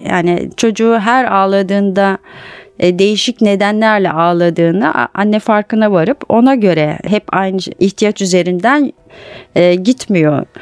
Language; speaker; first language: Turkish; native; Turkish